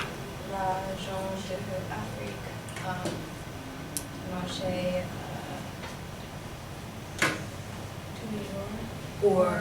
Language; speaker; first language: French; non-native, learner; English